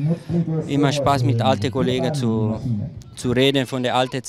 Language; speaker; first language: German; non-native, local second language; Italian